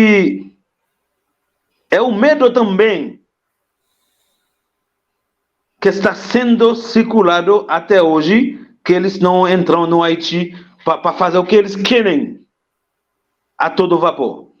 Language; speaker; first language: Portuguese; non-native, fluent; Haitian Creole